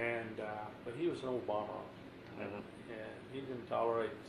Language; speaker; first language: English; native; English